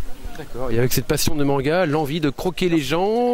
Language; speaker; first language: French; native; French